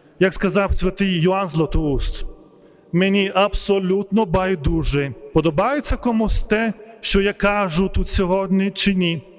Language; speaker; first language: Ukrainian; non-native, fluent; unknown